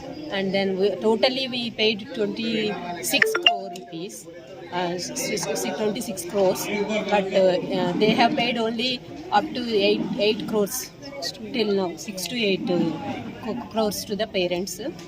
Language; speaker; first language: English; non-native, local second language; Telugu